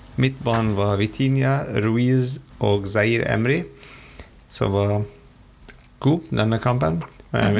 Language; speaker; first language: Norwegian; non-native, fluent; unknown